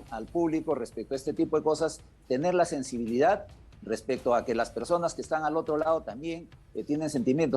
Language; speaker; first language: Spanish; native; Spanish